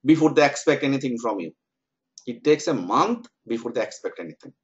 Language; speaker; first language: English; non-native, local second language; Bangla